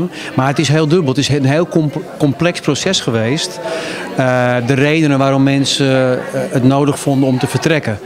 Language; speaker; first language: Dutch; native; Dutch